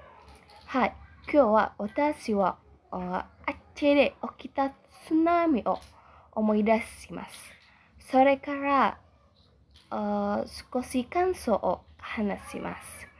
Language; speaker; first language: Japanese; non-native, learner; Indonesian